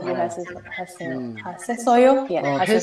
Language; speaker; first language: Korean; non-native, learner; Indonesian